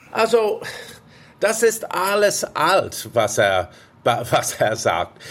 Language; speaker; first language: German; early bilingual, heritage; English